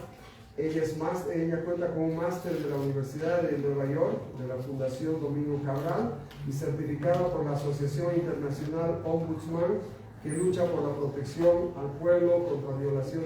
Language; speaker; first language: Spanish; native; Spanish